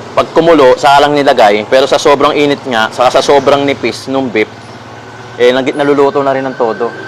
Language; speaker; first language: Filipino; native; Filipino